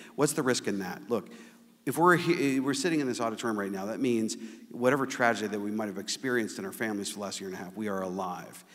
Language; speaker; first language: English; native; English